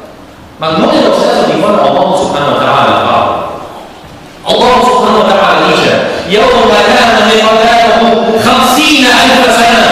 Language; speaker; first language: Italian; non-native, learner; English